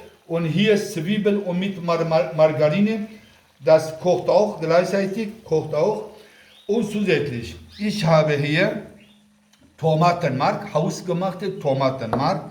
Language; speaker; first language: German; non-native, local second language; Kurdish